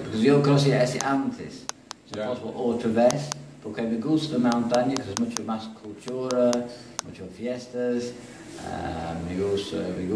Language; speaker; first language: Spanish; non-native, learner; English